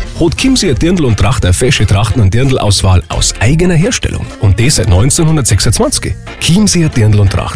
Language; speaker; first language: German; native; German